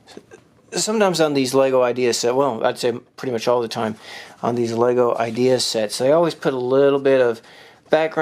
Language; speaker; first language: English; native; English